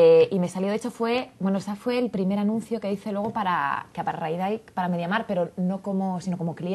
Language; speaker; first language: Spanish; native; Spanish